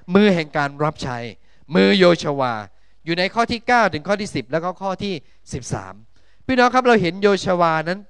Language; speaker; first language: Thai; native; Thai